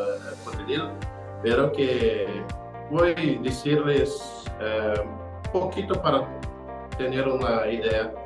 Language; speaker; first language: Spanish; non-native, fluent; Portuguese